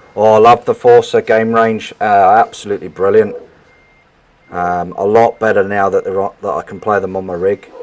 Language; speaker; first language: English; native; English